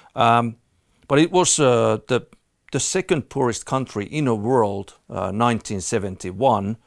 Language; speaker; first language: English; non-native, fluent; Finnish